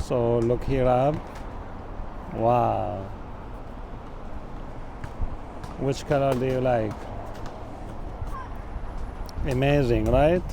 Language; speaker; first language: English; non-native, learner; Arabic